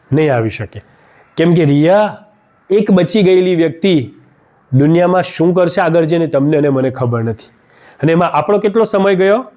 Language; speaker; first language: Gujarati; native; Gujarati